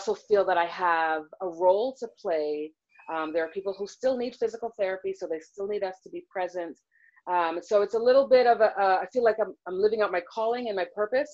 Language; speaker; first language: English; native; English